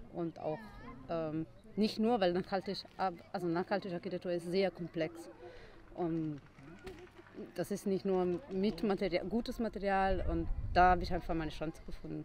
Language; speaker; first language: German; non-native, fluent; Italian